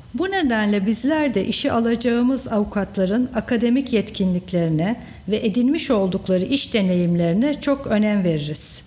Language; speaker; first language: Turkish; native; Turkish